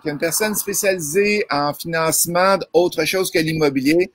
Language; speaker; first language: French; native; French